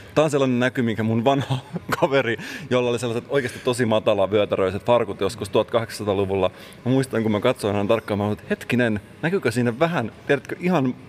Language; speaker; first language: Finnish; native; Finnish